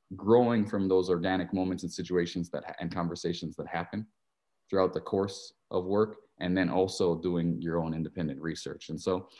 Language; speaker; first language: English; native; English